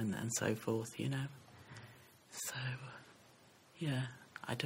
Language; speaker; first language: English; native; English